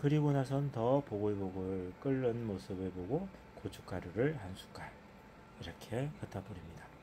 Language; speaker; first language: Korean; native; Korean